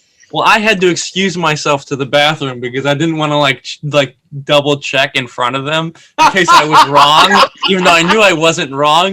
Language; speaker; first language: English; native; English